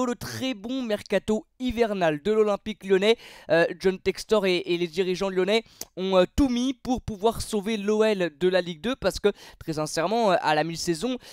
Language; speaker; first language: French; native; French